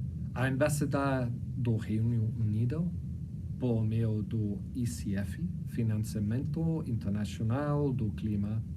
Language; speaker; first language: Portuguese; non-native, fluent; English